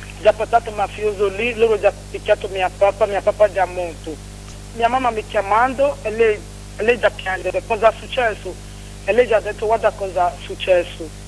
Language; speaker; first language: Italian; non-native, learner; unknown